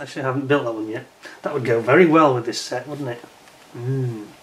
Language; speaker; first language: English; native; English